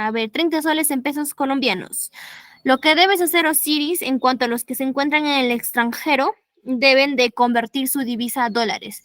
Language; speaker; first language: Spanish; native; Spanish